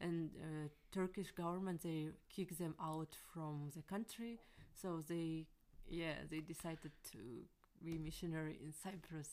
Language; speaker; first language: English; non-native, fluent; Kyrgyz